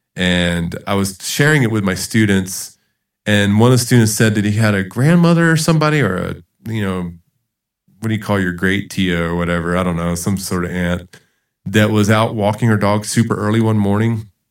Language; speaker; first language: English; native; English